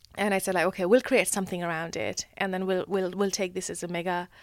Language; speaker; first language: English; non-native, local second language; Nepali